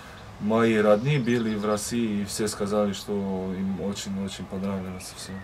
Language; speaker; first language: Russian; non-native, learner; Croatian